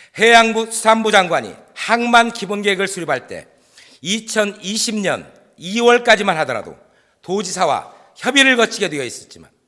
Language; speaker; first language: Korean; native; Korean